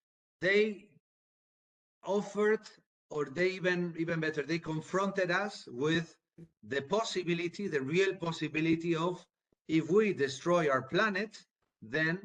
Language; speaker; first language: English; non-native, fluent; Spanish